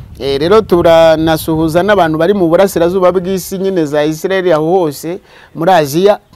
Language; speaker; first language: Kinyarwanda; native; Kinyarwanda